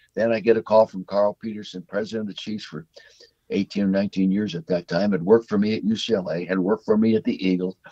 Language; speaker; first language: English; native; English